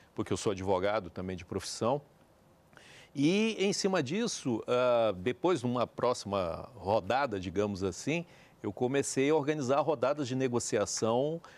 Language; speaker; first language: Portuguese; native; Portuguese